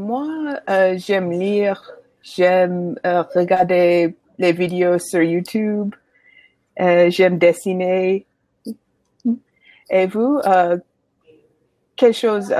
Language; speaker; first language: French; non-native, learner; English